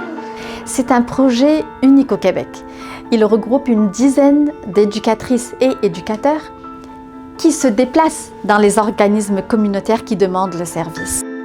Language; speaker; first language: French; native; French